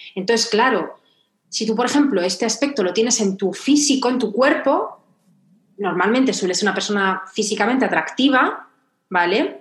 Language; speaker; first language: Spanish; native; Spanish